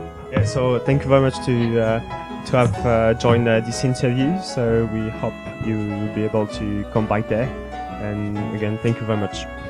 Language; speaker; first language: English; non-native, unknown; French